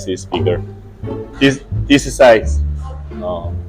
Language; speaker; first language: English; non-native, learner; Korean